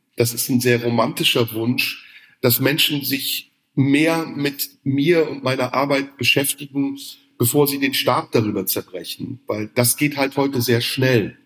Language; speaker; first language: German; early bilingual, other home language; Turkish